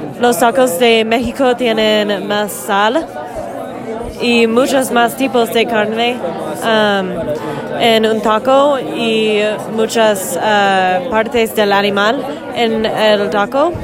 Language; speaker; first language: Spanish; non-native, learner; English